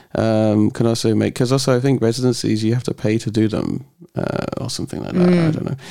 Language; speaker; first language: English; native; English